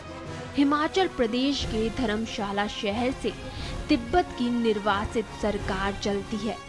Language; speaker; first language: Hindi; native; Hindi